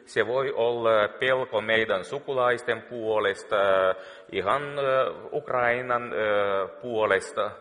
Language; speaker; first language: Finnish; non-native, fluent; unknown